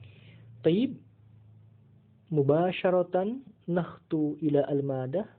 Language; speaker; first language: Arabic; non-native, fluent; Indonesian